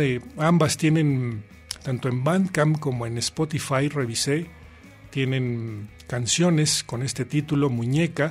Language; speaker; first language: Spanish; native; Spanish